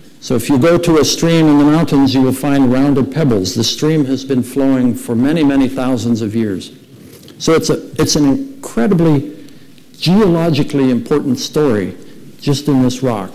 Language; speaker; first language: English; native; English